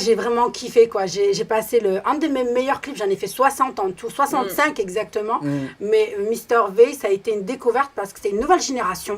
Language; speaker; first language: French; native; French